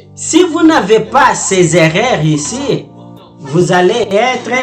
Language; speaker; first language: French; non-native, fluent; Portuguese